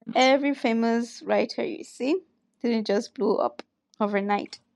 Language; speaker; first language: English; non-native, local second language; Hausa